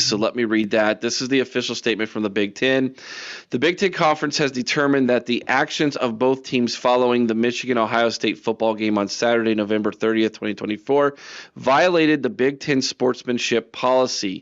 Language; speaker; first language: English; native; English